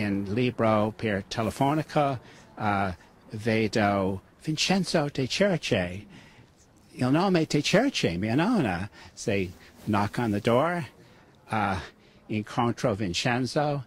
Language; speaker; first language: Italian; early bilingual, heritage; English